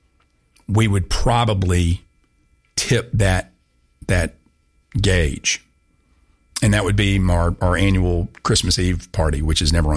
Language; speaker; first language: English; native; English